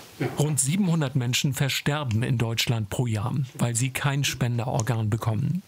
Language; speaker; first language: German; native; German